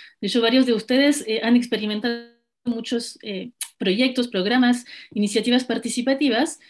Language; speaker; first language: Spanish; non-native, fluent; French